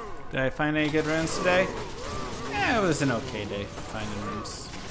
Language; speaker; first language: English; native; English